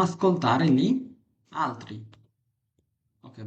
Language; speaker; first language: Italian; non-native, fluent; Bangla